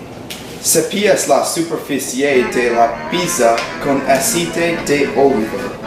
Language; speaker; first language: Spanish; non-native, learner; English